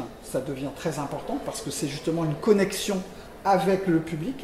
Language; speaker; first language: French; native; French